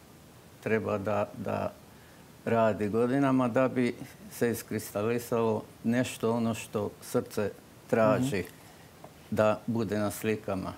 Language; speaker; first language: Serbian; non-native, local second language; Slovak